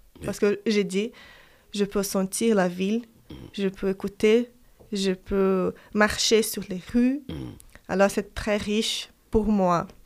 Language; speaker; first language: French; non-native, fluent; Portuguese